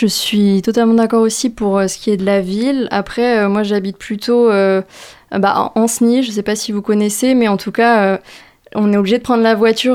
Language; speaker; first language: French; native; French